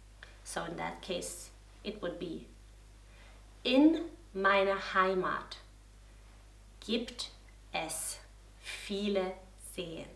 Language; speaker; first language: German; non-native, fluent; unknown